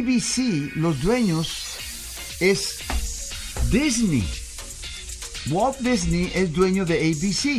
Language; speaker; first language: Spanish; native; Spanish